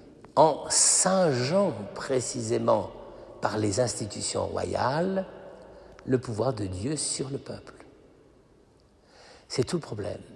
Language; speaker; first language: French; native; French